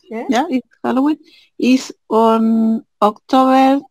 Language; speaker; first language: English; non-native, learner; Spanish